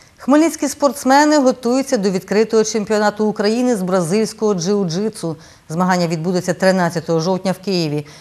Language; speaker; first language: Ukrainian; native; Ukrainian